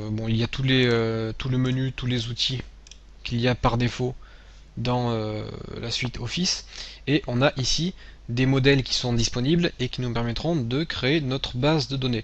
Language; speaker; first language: French; native; French